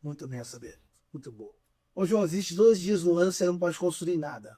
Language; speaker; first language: Portuguese; native; Portuguese